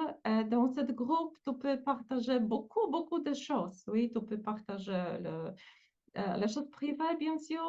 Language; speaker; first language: French; non-native, fluent; Polish